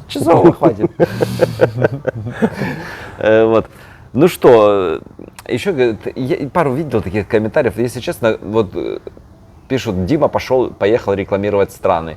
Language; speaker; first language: Russian; native; Russian